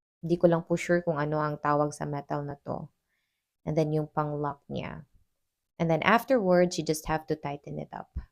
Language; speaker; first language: Filipino; non-native, local second language; Cebuano